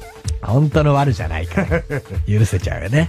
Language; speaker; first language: Japanese; native; Japanese